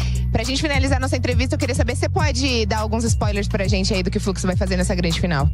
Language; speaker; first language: Portuguese; native; Portuguese